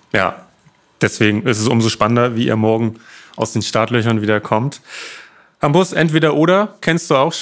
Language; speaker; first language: German; native; German